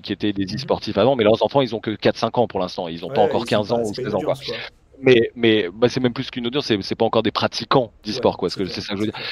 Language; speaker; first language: French; native; French